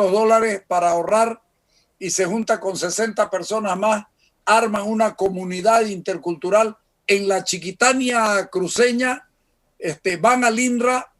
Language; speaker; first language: Spanish; native; Spanish